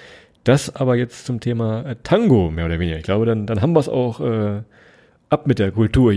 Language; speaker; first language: German; native; German